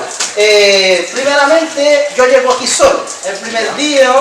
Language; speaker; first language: Spanish; non-native, learner; Haitian Creole